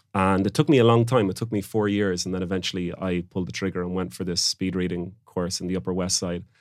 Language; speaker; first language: English; native; English